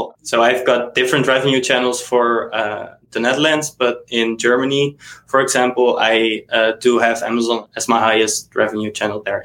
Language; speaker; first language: English; non-native, fluent; Dutch